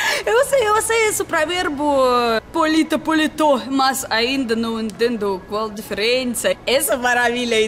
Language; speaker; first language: Portuguese; non-native, learner; Russian